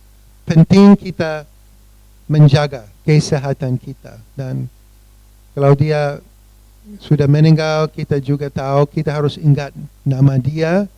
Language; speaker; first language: Indonesian; non-native, fluent; English